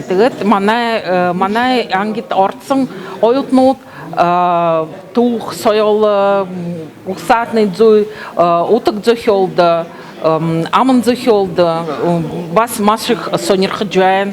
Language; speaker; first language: Mongolian; non-native, fluent; Russian